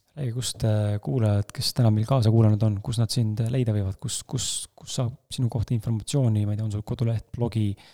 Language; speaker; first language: Estonian; native; Estonian